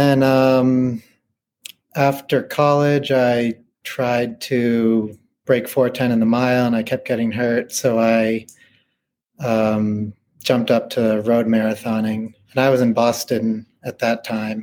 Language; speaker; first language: English; native; English